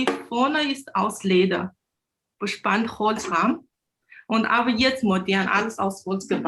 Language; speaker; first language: German; non-native, learner; Mongolian